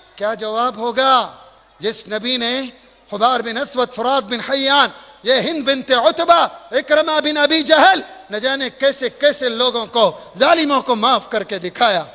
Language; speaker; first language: Urdu; native; Urdu